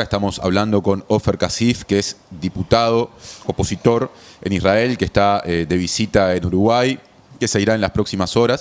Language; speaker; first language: Spanish; native; Spanish